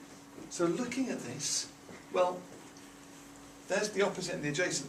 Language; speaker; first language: English; native; English